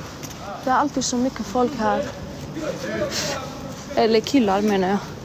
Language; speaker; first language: Swedish; early bilingual, other home language; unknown